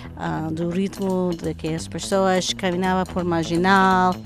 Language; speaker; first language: Portuguese; non-native, learner; English